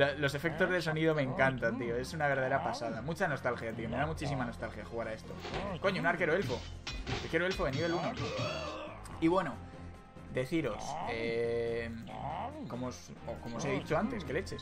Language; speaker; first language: Spanish; native; Spanish